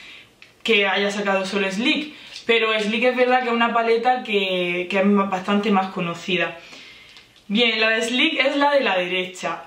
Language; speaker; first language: Spanish; native; Spanish